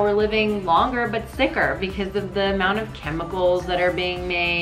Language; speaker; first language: English; native; English